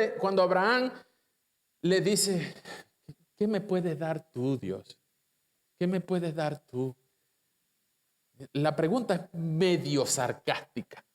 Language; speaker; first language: Spanish; native; Spanish